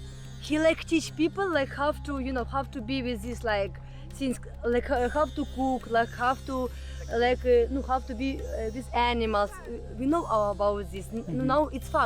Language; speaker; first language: English; non-native, learner; Ukrainian